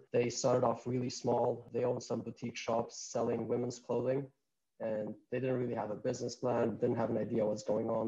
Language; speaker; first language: English; non-native, fluent; Albanian